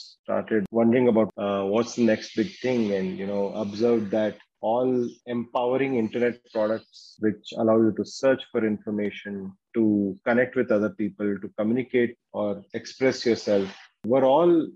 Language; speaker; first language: English; non-native, local second language; Kannada